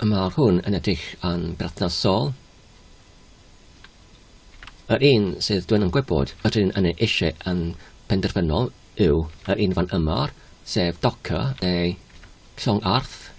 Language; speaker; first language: Welsh; non-native, learner; English